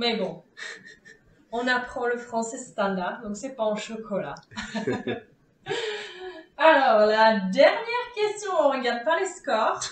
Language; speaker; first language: French; non-native, fluent; Czech